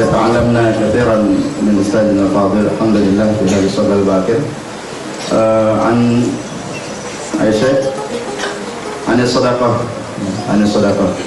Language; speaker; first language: Arabic; non-native, learner; Indonesian